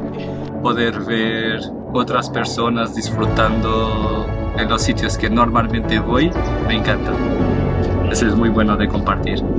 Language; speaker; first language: Spanish; non-native, fluent; Portuguese